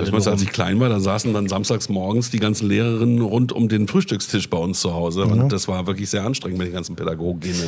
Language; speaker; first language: German; native; German